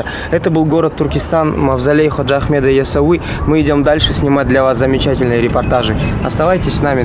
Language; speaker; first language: Russian; native; Russian